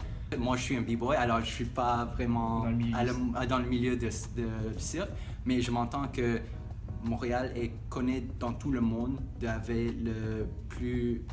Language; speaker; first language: French; non-native, local second language; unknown